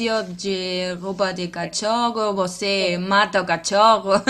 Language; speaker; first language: Portuguese; non-native, learner; Spanish